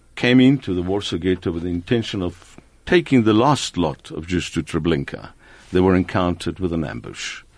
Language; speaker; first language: English; non-native, fluent; Spanish